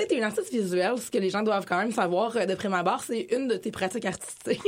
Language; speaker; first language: French; native; French